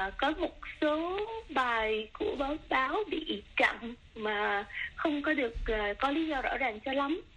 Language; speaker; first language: Vietnamese; early bilingual, other home language; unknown